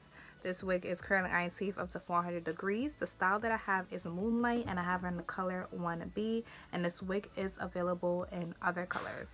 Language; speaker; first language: English; native; English